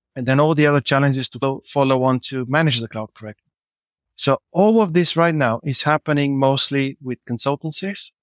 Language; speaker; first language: English; non-native, fluent; Bulgarian